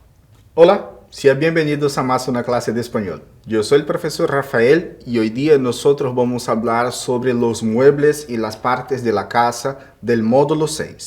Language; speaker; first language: Spanish; non-native, fluent; Portuguese